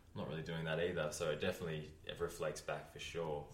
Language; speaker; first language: English; native; English